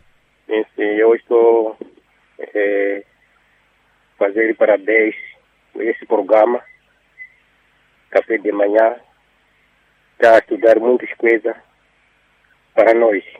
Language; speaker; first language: Portuguese; non-native, local second language; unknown